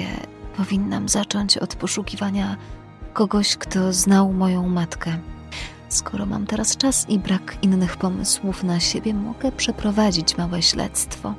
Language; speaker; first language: Polish; native; Polish